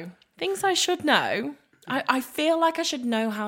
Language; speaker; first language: English; native; English